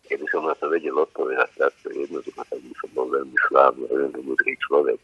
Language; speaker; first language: Slovak; non-native, local second language; Hungarian